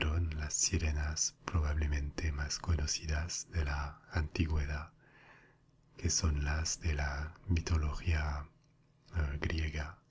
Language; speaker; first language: Spanish; non-native, fluent; French